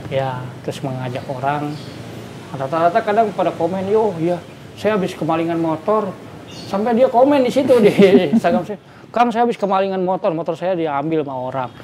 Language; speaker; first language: Indonesian; native; Indonesian